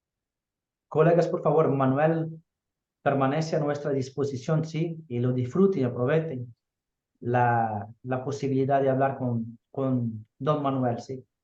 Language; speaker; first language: Spanish; non-native, fluent; Portuguese